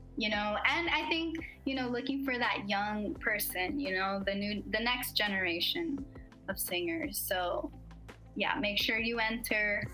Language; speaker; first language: English; native; English